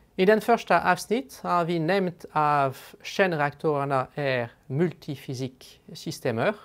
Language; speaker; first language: Swedish; non-native, fluent; French